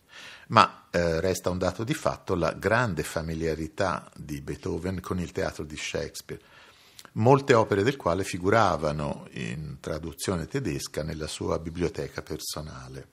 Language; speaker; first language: Italian; native; Italian